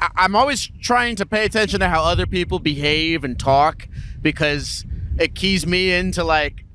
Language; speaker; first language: English; native; English